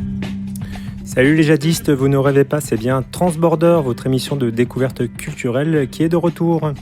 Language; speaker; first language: French; native; French